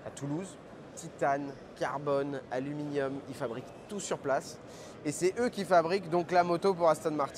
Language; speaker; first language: French; native; French